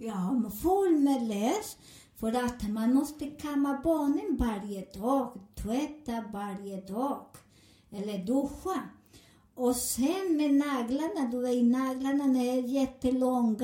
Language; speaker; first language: Swedish; non-native, learner; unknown